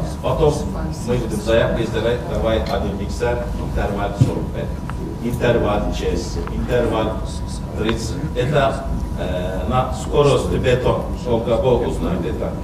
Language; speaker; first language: Russian; non-native, learner; Turkish